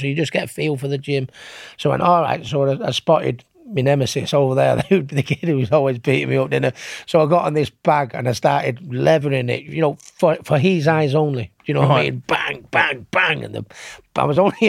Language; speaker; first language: English; native; English